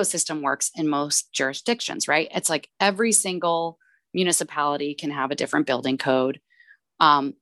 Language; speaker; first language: English; native; English